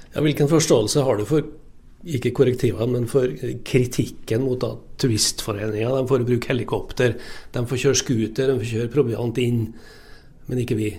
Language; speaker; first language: Norwegian; native; Norwegian